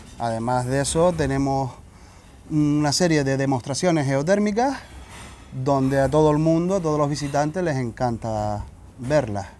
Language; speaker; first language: Spanish; native; Spanish